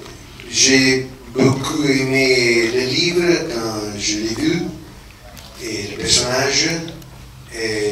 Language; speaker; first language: French; non-native, fluent; Italian